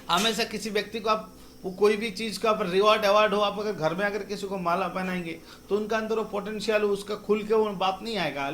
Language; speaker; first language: Hindi; non-native, local second language; Bangla